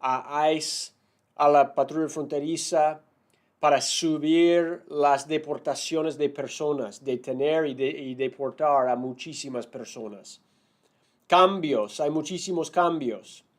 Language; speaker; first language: Spanish; non-native, fluent; English